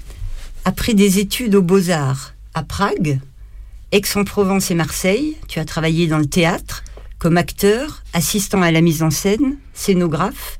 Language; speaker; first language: French; native; French